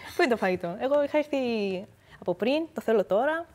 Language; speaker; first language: Greek; early bilingual, other home language; Korean